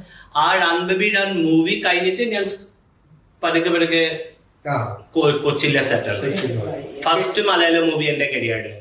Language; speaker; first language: Malayalam; non-native, fluent; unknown